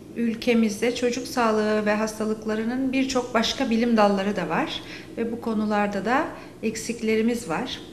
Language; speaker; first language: Turkish; native; Turkish